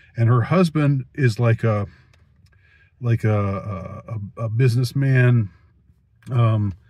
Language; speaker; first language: English; native; English